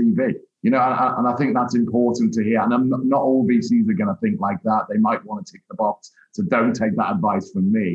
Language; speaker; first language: English; native; English